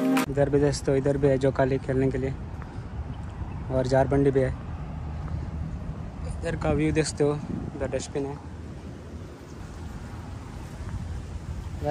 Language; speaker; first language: Hindi; non-native, local second language; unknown